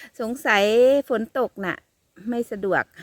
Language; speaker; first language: Thai; native; Thai